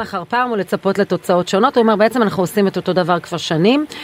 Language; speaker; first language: Hebrew; native; Hebrew